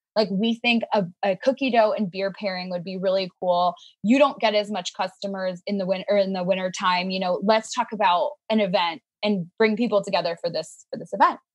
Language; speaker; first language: English; native; English